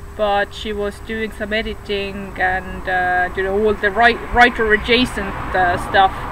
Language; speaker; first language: English; non-native, fluent; Estonian